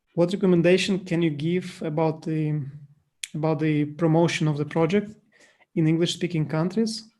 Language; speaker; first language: English; non-native, fluent; Russian